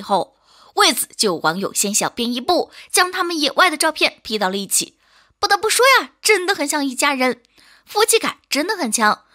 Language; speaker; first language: Chinese; native; Chinese